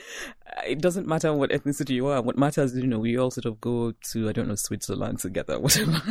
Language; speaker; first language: English; non-native, local second language; Igbo